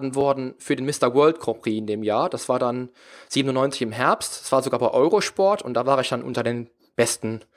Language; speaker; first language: German; native; German